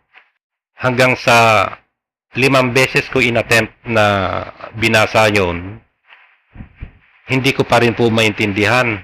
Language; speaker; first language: Filipino; non-native, local second language; Iloko